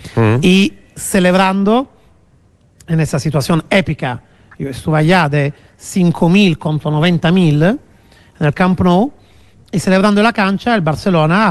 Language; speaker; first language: Spanish; non-native, fluent; Italian